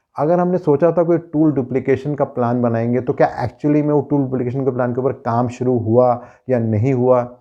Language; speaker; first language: Hindi; native; Hindi